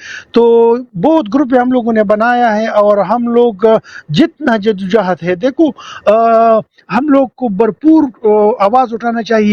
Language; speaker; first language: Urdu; non-native, local second language; Pashto